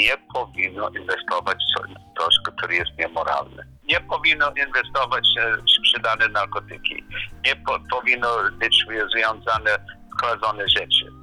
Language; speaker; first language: Polish; non-native, learner; English